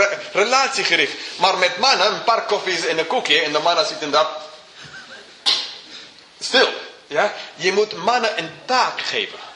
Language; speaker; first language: Dutch; non-native, fluent; English